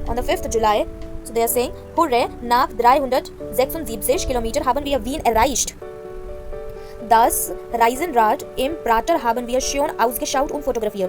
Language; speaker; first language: German; non-native, fluent; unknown